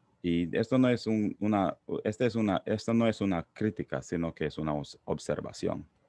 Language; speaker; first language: Spanish; non-native, local second language; English